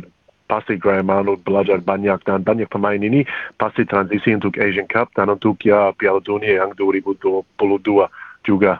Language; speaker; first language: Indonesian; early bilingual, heritage; English